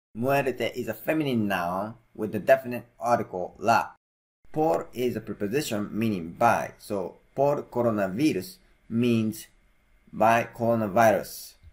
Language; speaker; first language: English; non-native, fluent; Japanese